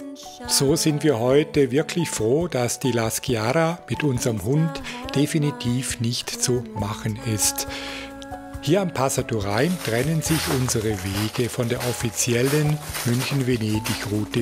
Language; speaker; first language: German; native; German